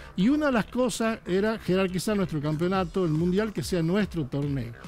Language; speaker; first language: Spanish; native; Spanish